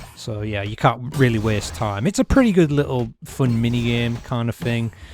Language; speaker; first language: English; native; English